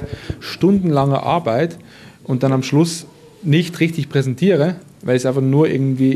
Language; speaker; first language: German; native; German